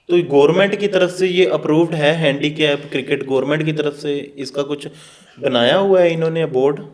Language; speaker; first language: Hindi; non-native, local second language; Punjabi